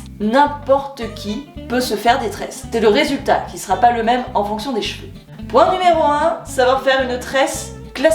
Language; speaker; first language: French; native; French